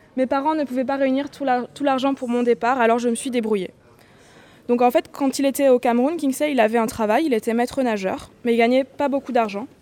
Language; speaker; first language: French; native; French